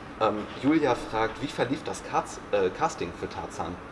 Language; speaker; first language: German; native; German